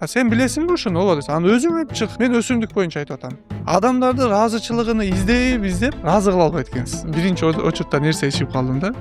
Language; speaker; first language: Kyrgyz; non-native, local second language; Uzbek